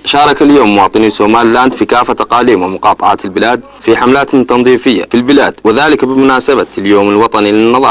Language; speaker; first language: Arabic; non-native, local second language; Somali